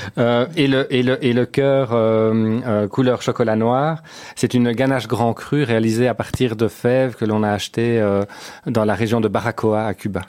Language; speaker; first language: French; native; French